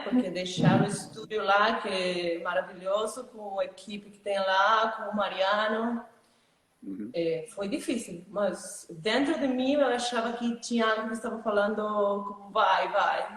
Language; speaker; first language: Portuguese; non-native, fluent; Spanish